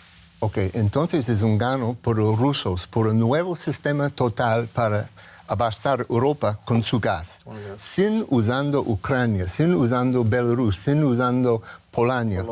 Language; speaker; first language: Spanish; non-native, learner; English